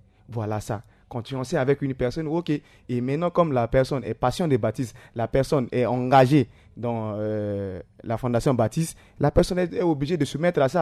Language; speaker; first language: French; non-native, local second language; Sango